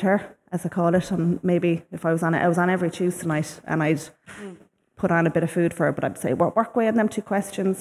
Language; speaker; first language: English; native; English